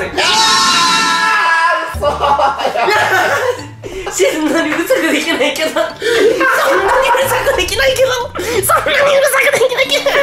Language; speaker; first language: Japanese; native; Japanese